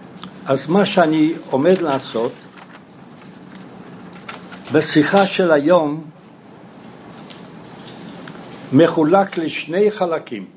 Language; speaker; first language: Hebrew; non-native, fluent; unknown